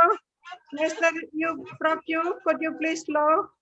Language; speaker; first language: English; non-native, learner; Indonesian